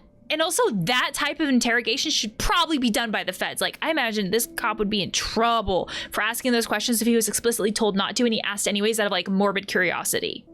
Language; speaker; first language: English; native; English